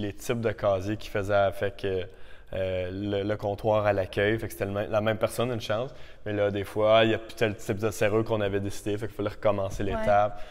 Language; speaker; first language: French; native; French